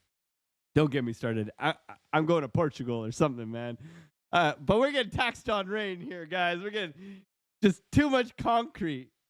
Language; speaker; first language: English; native; English